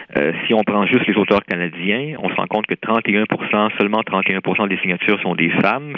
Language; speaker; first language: French; native; French